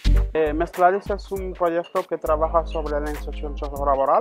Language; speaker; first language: Spanish; non-native, fluent; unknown